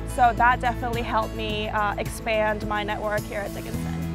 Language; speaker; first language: English; non-native, fluent; Korean